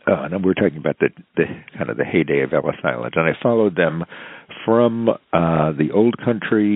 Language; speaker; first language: English; native; English